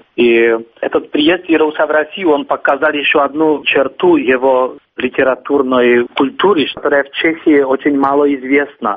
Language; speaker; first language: Russian; non-native, fluent; Czech